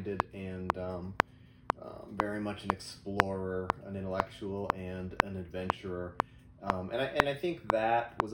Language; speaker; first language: English; native; English